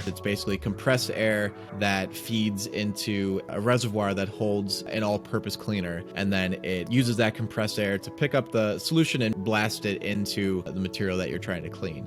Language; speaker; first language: English; native; English